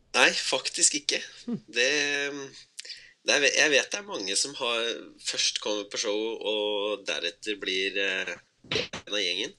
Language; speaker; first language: Norwegian; early bilingual, other home language; Spanish